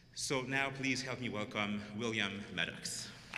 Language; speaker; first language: French; native; French